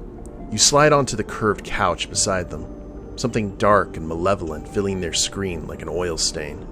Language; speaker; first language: English; native; English